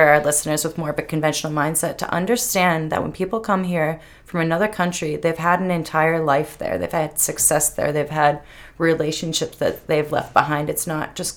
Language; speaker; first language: English; native; English